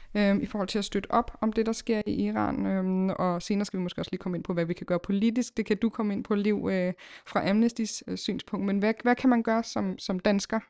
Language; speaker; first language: Danish; native; Danish